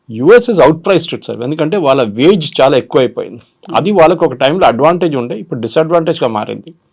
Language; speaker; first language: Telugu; non-native, local second language; Malayalam